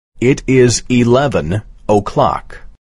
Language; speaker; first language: English; non-native, fluent; Persian